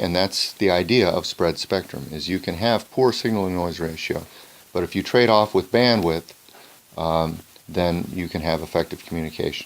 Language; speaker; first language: English; native; English